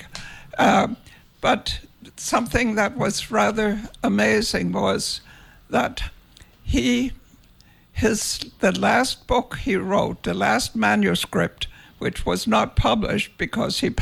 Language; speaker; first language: English; non-native, fluent; Danish